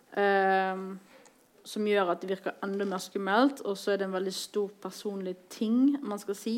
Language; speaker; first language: Norwegian; native; Norwegian